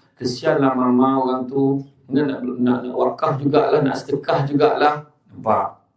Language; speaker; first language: Malay; native; Malay